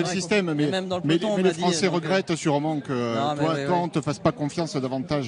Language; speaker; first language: French; native; French